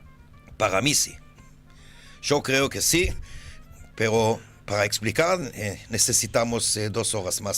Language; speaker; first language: Spanish; non-native, fluent; Hebrew